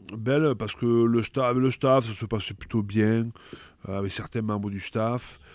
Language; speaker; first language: French; native; French